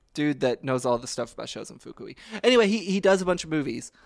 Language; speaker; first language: English; native; English